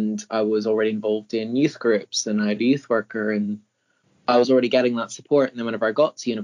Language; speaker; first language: English; native; English